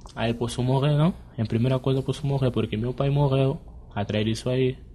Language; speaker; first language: Portuguese; non-native, learner; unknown